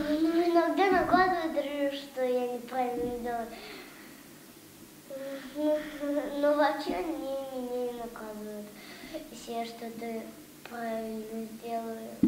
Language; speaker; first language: Russian; early bilingual, heritage; Russian